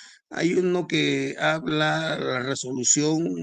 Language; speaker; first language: Spanish; native; Spanish